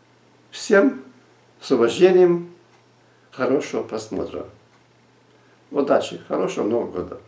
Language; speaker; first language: Russian; non-native, local second language; Lithuanian